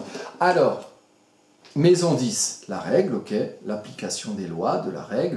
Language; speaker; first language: French; native; French